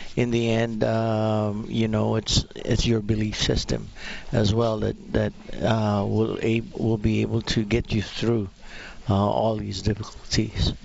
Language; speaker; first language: English; non-native, local second language; Filipino